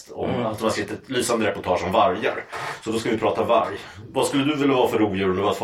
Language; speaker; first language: Swedish; native; Swedish